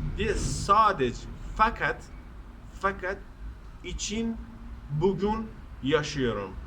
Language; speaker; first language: Turkish; non-native, learner; Persian